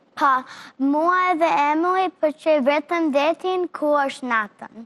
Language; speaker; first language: Albanian; early bilingual, heritage; Albanian